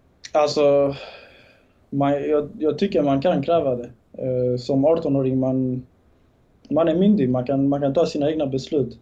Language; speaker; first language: Swedish; early bilingual, other home language; Bosnian